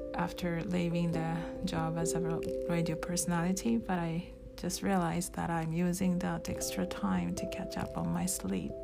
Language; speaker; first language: English; non-native, fluent; Japanese